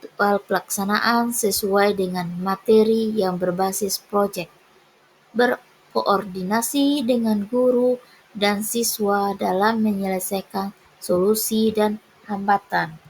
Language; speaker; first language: Indonesian; native; Indonesian